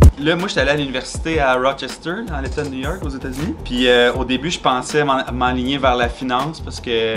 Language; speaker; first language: French; native; French